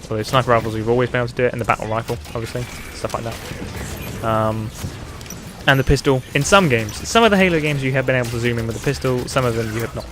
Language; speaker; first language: English; native; English